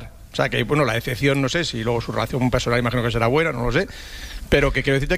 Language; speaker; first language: Spanish; native; Spanish